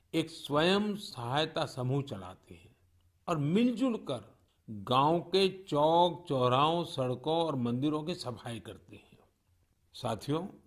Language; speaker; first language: Hindi; non-native, local second language; Gujarati